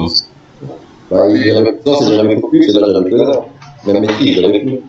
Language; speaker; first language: French; native; French